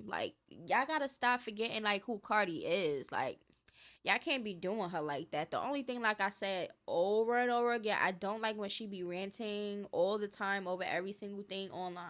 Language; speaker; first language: English; native; English